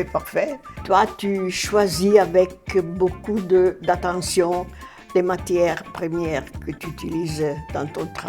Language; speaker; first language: French; non-native, fluent; Italian